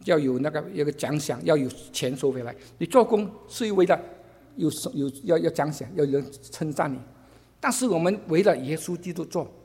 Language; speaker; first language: Chinese; non-native, local second language; Cantonese